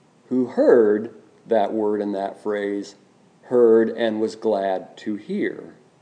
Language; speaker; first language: English; native; English